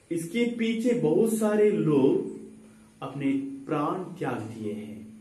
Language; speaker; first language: Hindi; non-native, local second language; Kannada